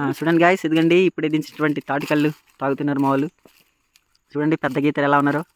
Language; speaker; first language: Telugu; non-native, local second language; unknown